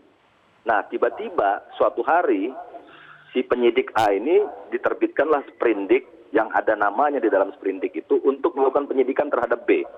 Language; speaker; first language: Indonesian; native; Indonesian